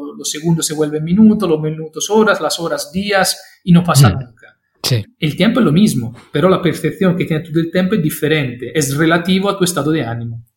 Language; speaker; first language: Spanish; non-native, fluent; Italian